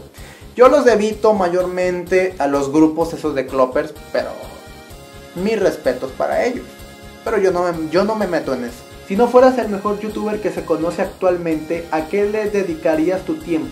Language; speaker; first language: Spanish; native; Spanish